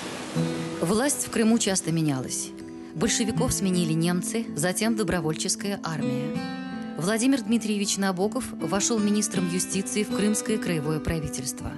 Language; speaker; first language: Russian; native; Russian